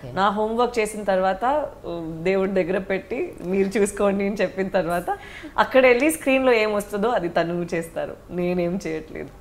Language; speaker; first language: Telugu; non-native, fluent; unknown